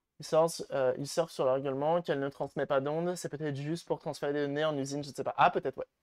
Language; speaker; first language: French; native; French